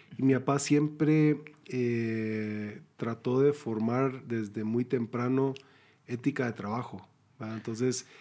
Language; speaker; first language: Spanish; early bilingual, heritage; Spanish